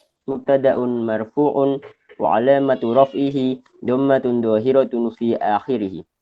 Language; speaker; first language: Arabic; non-native, learner; Indonesian